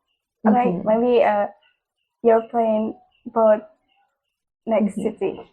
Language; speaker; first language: English; non-native, local second language; Indonesian